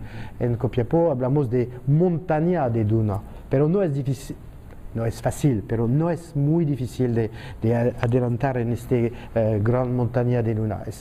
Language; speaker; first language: Spanish; non-native, fluent; French